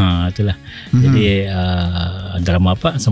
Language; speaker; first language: Malay; native; Malay